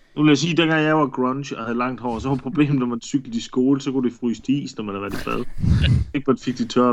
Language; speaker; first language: Danish; native; Danish